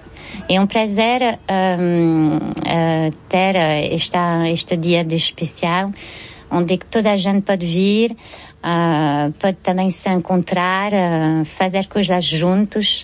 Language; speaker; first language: Portuguese; non-native, fluent; French